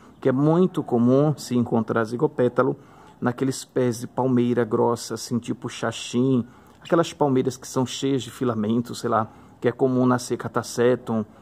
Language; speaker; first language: Portuguese; native; Portuguese